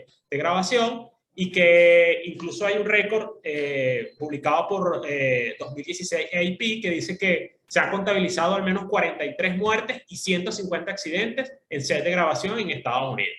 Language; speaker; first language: Spanish; native; Spanish